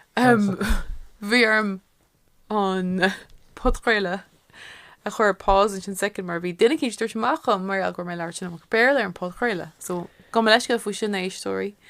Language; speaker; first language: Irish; non-native, local second language; English